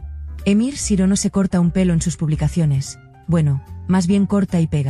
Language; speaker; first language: Spanish; native; Spanish